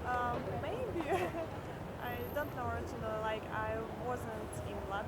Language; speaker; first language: English; non-native, fluent; Russian